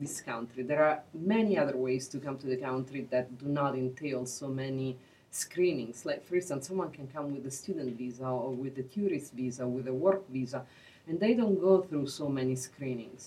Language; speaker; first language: English; non-native, fluent; Italian